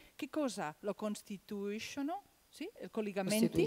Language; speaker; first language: Italian; non-native, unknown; Catalan